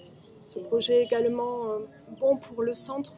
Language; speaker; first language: French; native; French